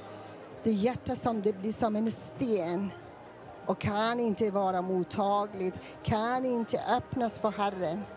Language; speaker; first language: Swedish; non-native, fluent; Persian